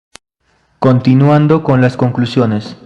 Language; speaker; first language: Spanish; native; Spanish